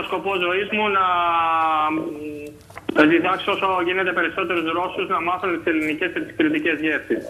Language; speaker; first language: Greek; native; Greek